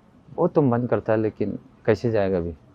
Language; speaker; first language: Hindi; non-native, local second language; Manipuri